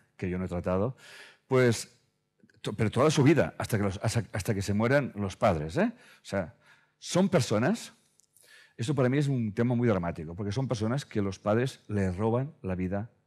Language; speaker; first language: Spanish; native; Spanish